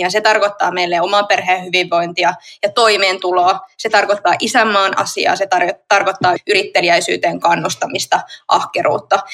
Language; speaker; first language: Finnish; native; Finnish